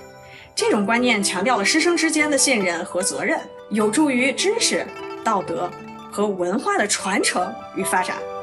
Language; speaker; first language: Chinese; native; Chinese